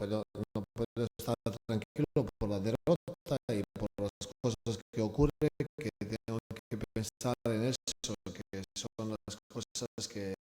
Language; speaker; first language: Spanish; non-native, fluent; Serbian